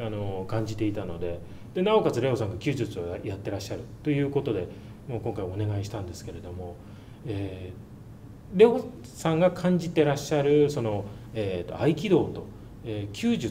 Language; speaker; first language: Japanese; native; Japanese